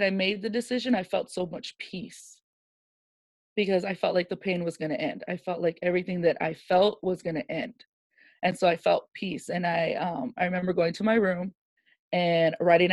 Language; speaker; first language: English; native; English